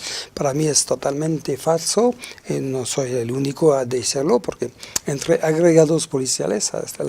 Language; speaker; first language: Spanish; non-native, fluent; French